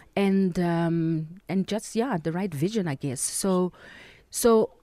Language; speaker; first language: English; non-native, local second language; Southern Sotho